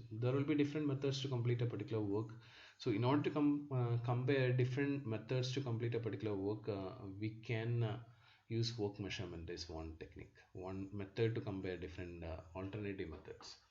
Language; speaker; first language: English; non-native, local second language; Malayalam